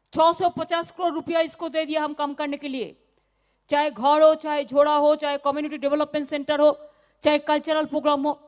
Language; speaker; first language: Hindi; non-native, local second language; Bangla